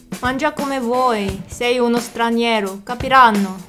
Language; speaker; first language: Italian; non-native, fluent; Korean